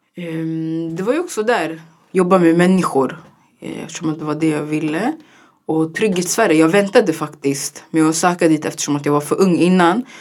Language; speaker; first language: Swedish; early bilingual, other home language; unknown